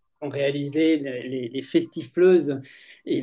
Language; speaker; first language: French; native; French